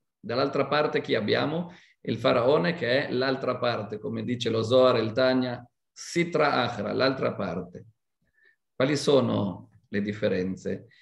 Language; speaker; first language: Italian; non-native, fluent; Hebrew